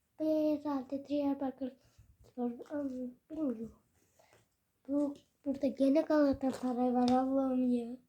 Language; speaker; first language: Turkish; early bilingual, heritage; Turkish